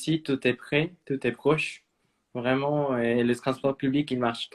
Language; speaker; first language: French; non-native, fluent; Spanish